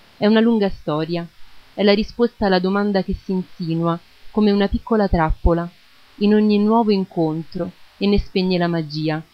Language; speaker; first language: Italian; early bilingual, other home language; German